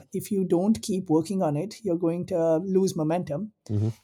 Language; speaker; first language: English; non-native, local second language; Hindi